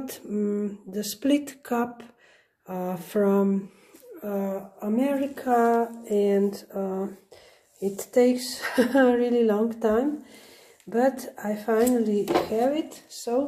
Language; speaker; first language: English; non-native, learner; Slovenian